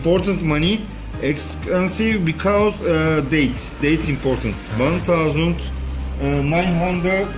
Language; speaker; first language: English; non-native, learner; Turkish